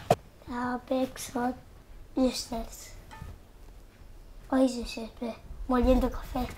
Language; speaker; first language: Greek; early bilingual, other home language; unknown